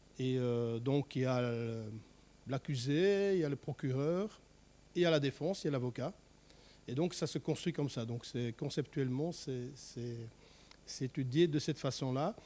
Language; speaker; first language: French; native; French